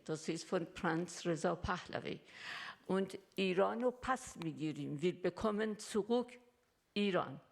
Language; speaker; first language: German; non-native, learner; Persian